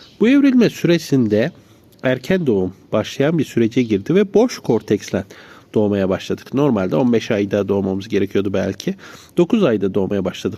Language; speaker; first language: Turkish; native; Turkish